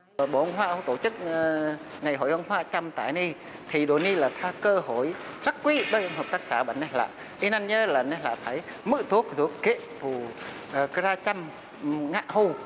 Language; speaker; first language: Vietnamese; non-native, local second language; Eastern Cham